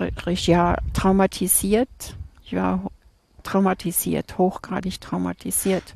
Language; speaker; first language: German; native; German